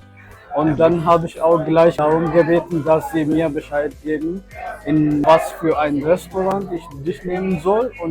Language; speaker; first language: German; non-native, fluent; Amharic